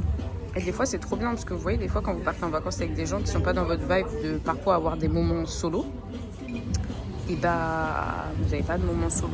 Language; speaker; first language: French; native; French